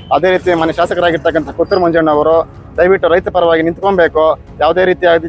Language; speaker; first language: Kannada; native; Kannada